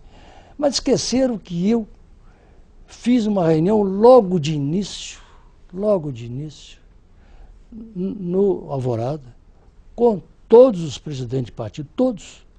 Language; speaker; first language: Portuguese; native; Portuguese